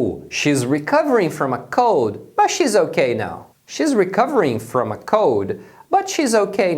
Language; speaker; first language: English; non-native, fluent; Portuguese